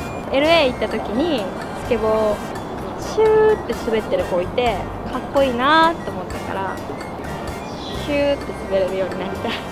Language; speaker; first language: Japanese; native; Japanese